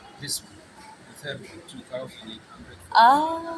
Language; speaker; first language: English; non-native, fluent; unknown